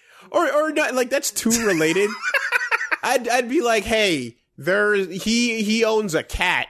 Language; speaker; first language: English; native; English